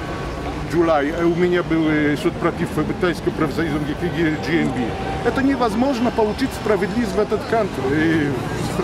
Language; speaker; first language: Russian; non-native, learner; Polish